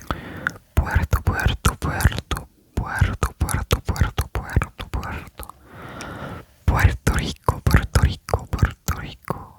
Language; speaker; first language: Spanish; non-native, learner; French